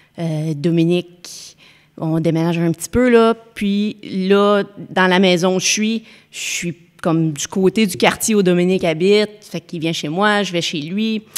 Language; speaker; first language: French; native; French